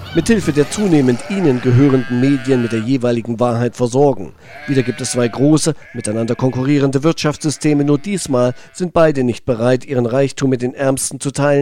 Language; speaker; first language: German; native; German